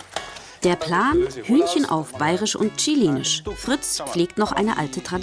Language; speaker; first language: German; native; German